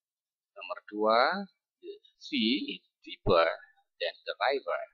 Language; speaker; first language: English; non-native, fluent; Indonesian